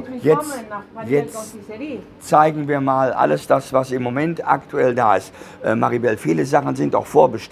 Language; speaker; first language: German; native; German